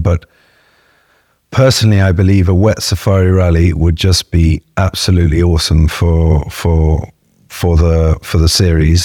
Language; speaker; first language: English; native; English